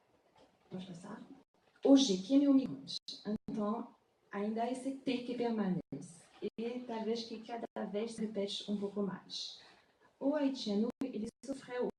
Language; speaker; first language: Portuguese; non-native, fluent; French